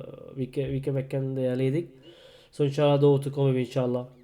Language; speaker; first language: Swedish; non-native, learner; Urdu